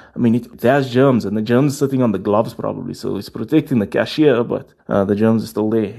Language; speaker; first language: English; native; English